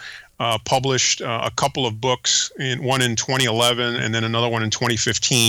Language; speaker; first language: English; early bilingual, other home language; Spanish